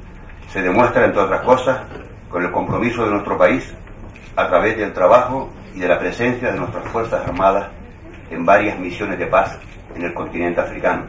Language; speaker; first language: Spanish; native; Spanish